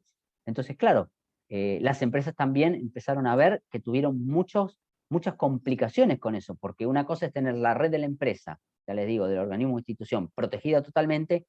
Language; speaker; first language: Spanish; native; Spanish